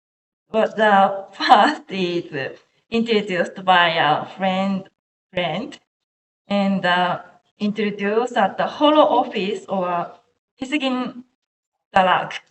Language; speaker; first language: English; non-native, learner; Japanese